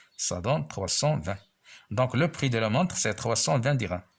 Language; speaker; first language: French; non-native, local second language; Arabic